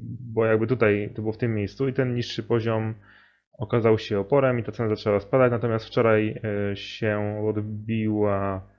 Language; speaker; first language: Polish; native; Polish